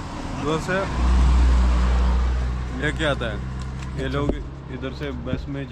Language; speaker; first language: Hindi; non-native, local second language; Malayalam